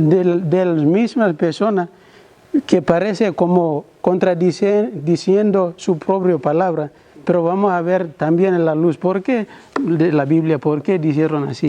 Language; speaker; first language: Spanish; non-native, learner; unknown